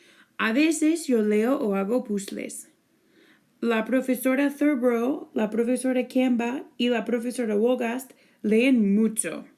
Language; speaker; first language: Spanish; non-native, fluent; English